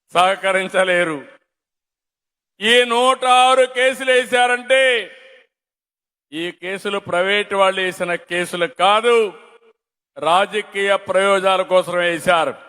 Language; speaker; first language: Telugu; native; Telugu